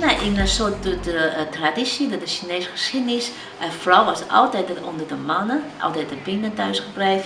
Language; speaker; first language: Dutch; non-native, learner; Chinese